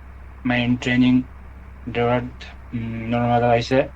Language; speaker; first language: German; non-native, learner; Bangla